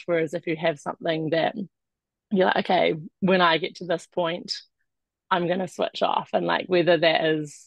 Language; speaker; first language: English; native; English